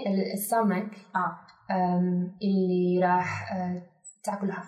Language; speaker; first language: Arabic; non-native, learner; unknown